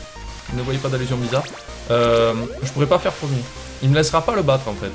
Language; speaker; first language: French; native; French